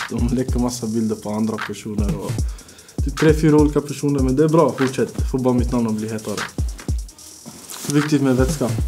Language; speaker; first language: Swedish; early bilingual, other home language; Bosnian